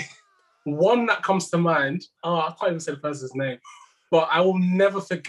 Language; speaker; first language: English; native; English